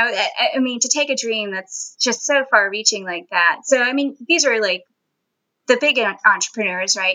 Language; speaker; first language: English; early bilingual, other home language; Spanish